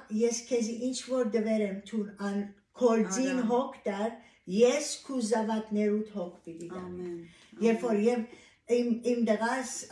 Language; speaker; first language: Armenian; native; Armenian